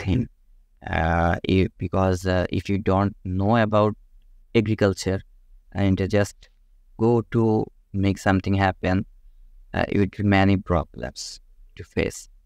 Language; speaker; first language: English; non-native, local second language; Bangla